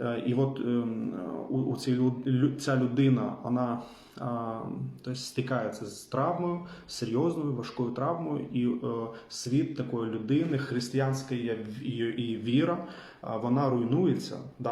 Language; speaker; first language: Ukrainian; non-native, local second language; Russian